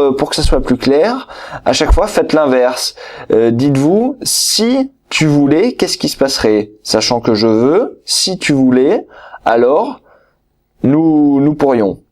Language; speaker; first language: French; native; French